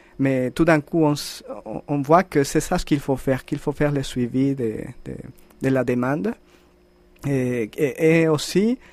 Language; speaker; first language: French; non-native, fluent; Spanish